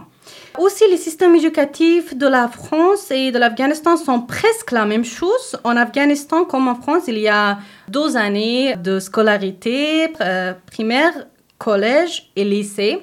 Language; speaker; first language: French; non-native, learner; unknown